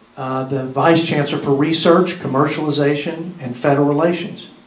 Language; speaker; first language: English; native; English